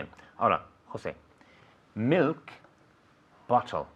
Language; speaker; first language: Spanish; non-native, fluent; English